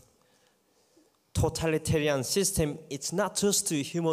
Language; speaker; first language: English; non-native, fluent; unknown